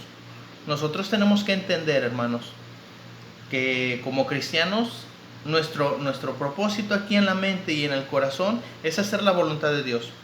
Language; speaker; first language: Spanish; native; Spanish